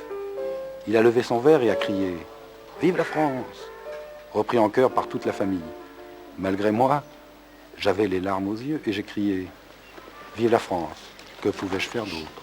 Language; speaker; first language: French; native; French